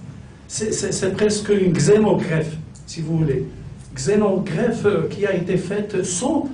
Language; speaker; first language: French; non-native, local second language; Arabic